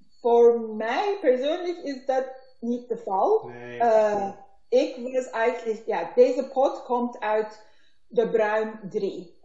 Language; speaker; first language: Dutch; non-native, learner; Turkish